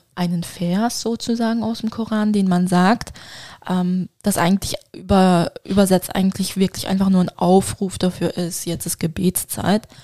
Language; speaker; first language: German; non-native, fluent; Turkish